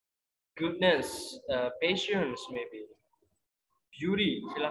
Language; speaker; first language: English; non-native, fluent; Indonesian